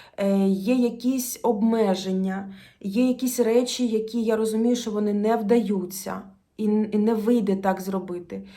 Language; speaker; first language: Ukrainian; non-native, local second language; Russian